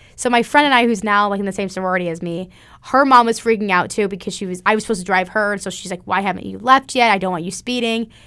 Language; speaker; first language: English; native; English